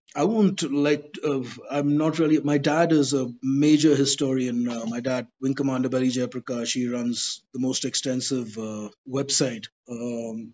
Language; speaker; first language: English; non-native, local second language; Badaga